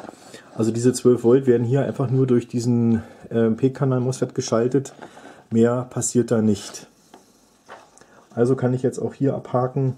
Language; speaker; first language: German; native; German